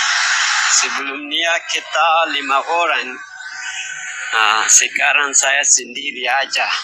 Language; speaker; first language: Indonesian; non-native, learner; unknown